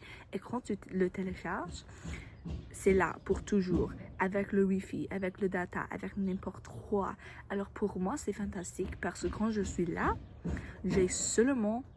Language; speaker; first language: French; non-native, learner; English